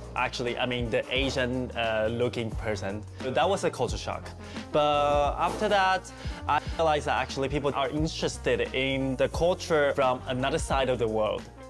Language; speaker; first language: English; non-native, fluent; Chinese